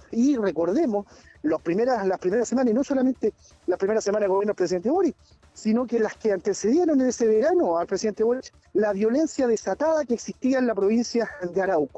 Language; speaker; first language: Spanish; native; Spanish